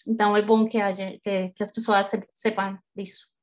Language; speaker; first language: Portuguese; non-native, fluent; Spanish